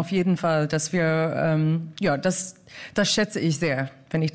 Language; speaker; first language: German; non-native, fluent; English